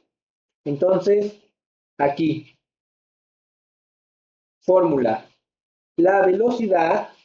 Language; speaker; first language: Spanish; native; Spanish